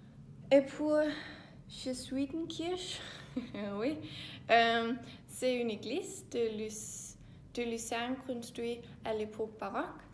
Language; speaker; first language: French; non-native, learner; Danish